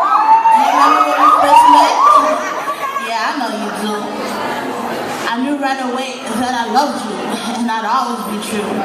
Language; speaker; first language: English; native; English